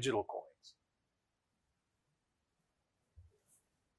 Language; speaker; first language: English; native; English